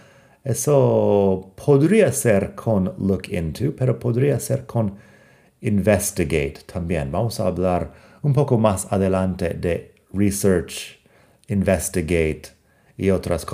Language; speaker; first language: Spanish; non-native, fluent; English